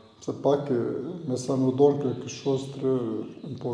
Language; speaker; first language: French; non-native, learner; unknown